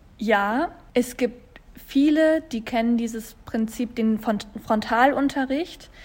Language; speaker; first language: German; native; German